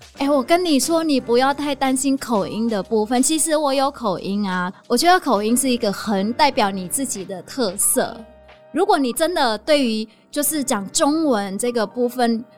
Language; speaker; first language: Chinese; non-native, fluent; Vietnamese